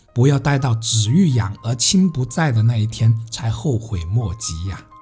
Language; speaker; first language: Chinese; native; Chinese